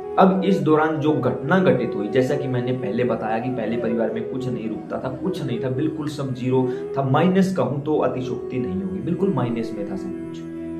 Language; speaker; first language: Hindi; native; Hindi